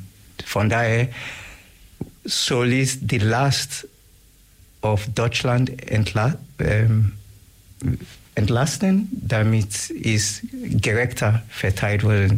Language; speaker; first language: German; non-native, learner; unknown